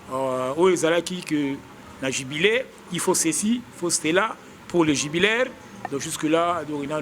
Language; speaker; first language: French; non-native, local second language; Lingala